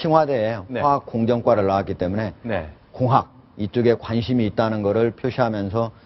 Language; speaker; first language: Korean; native; Korean